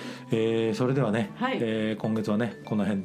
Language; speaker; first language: Japanese; native; Japanese